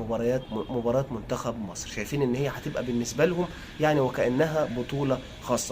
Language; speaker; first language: Arabic; native; Arabic